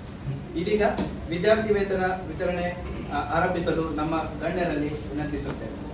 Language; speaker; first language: Kannada; native; Kannada